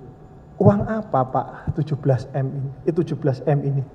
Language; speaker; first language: Indonesian; native; Indonesian